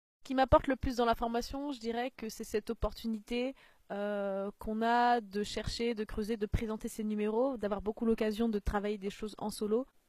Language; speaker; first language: French; native; French